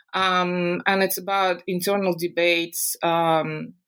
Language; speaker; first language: English; non-native, fluent; Russian